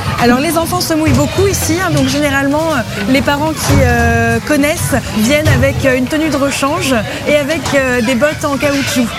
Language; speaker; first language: French; native; French